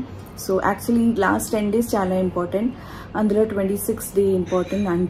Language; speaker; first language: Telugu; non-native, local second language; Urdu